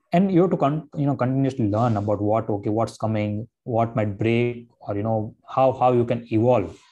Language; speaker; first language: English; non-native, local second language; Gujarati